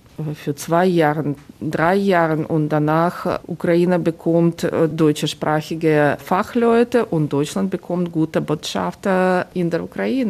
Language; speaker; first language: German; non-native, fluent; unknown